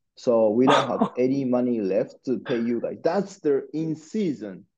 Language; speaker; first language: English; non-native, learner; Japanese